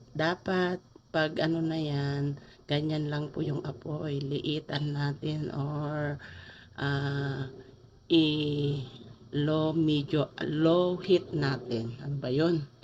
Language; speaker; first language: Filipino; non-native, local second language; Iloko